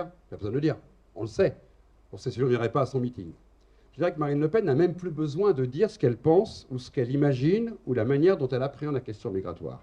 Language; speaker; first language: French; native; French